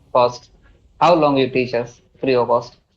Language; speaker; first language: English; non-native, learner; Hindi